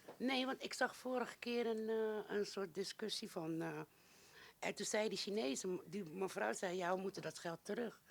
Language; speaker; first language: Dutch; native; Dutch